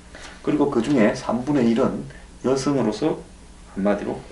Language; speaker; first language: Korean; native; Korean